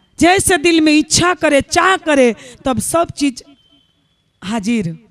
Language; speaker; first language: Hindi; non-native, local second language; Gujarati